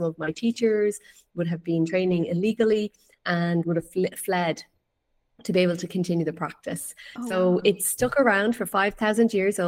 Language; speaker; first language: English; native; English